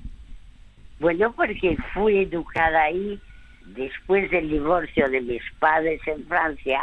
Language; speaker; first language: Spanish; early bilingual, other home language; French